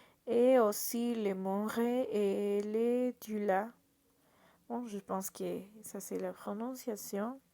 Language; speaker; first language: French; non-native, learner; Portuguese